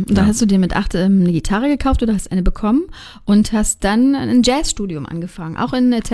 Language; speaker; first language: German; native; German